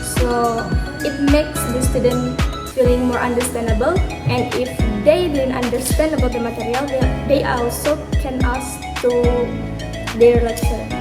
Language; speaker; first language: English; non-native, learner; Indonesian